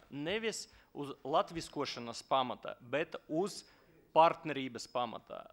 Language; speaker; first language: Latvian; non-native, local second language; Russian